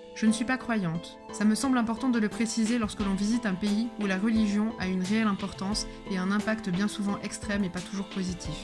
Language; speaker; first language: French; early bilingual, other home language; Hebrew